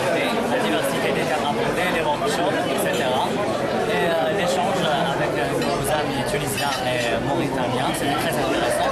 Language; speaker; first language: French; non-native, local second language; Arabic